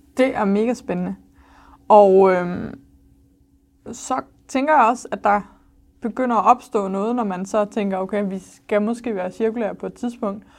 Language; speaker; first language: Danish; native; Danish